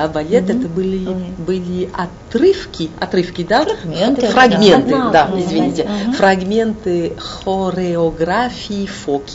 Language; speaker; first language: Russian; non-native, fluent; French